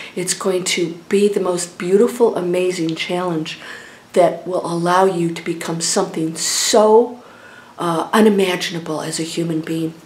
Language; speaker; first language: English; native; English